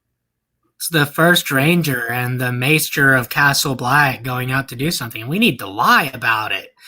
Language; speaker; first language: English; native; English